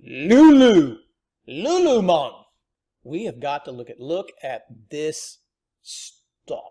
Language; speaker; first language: English; native; English